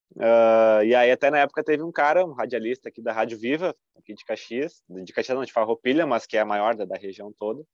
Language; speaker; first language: Portuguese; native; Portuguese